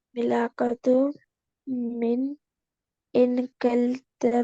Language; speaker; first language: Arabic; non-native, learner; Urdu